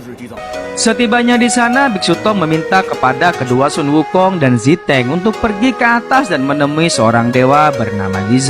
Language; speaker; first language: Indonesian; native; Indonesian